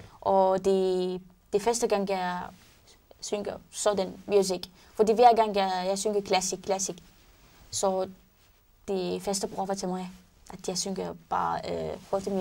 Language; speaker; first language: Danish; non-native, learner; Arabic